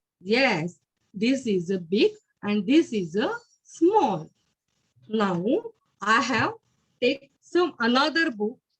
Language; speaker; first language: English; non-native, learner; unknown